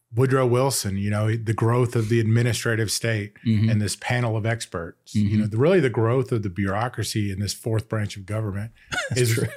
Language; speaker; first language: English; native; English